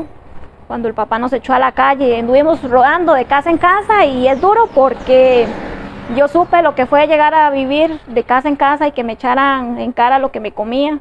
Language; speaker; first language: Spanish; native; Spanish